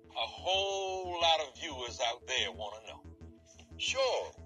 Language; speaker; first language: English; non-native, fluent; Spanish